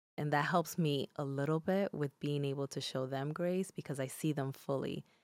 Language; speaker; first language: English; early bilingual, other home language; Spanish